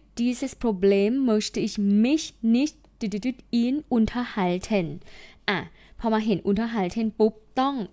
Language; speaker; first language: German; non-native, fluent; Thai